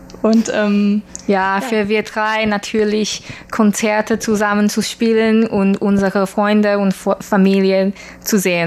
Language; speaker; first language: German; non-native, learner; Chinese